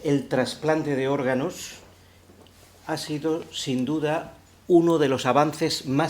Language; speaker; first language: Spanish; native; Spanish